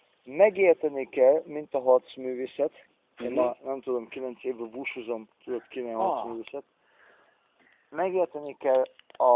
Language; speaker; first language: Hungarian; non-native, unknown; German